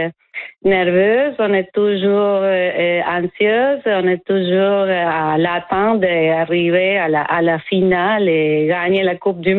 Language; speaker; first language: French; non-native, fluent; Spanish